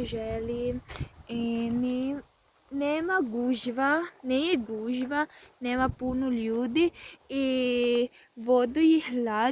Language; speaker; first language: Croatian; non-native, learner; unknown